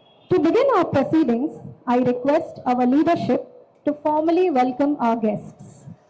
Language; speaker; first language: English; non-native, local second language; Tamil